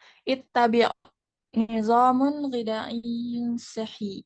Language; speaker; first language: Arabic; non-native, learner; Indonesian